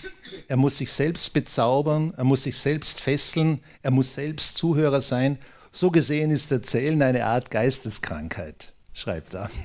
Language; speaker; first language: German; native; German